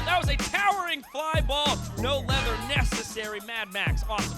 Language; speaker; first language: English; native; English